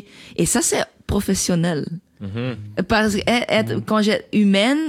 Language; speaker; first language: French; non-native, local second language; Dutch